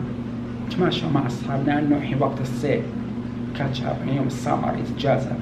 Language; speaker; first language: Arabic; non-native, learner; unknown